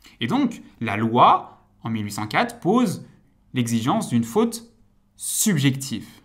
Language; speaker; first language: French; native; French